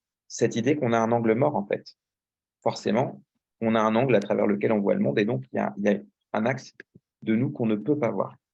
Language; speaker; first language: French; native; French